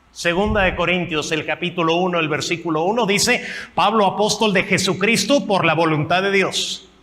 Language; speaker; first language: Spanish; non-native, fluent; English